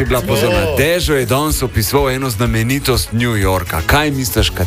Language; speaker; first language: Slovenian; native; Slovenian